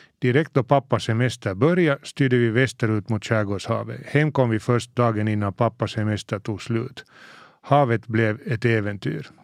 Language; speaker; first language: Swedish; native; Swedish